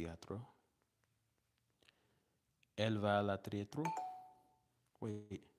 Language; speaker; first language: Spanish; non-native, learner; English